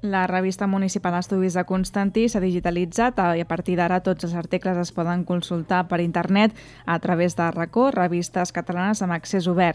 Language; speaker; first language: Catalan; native; Catalan